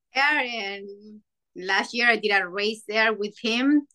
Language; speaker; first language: English; non-native, fluent; Spanish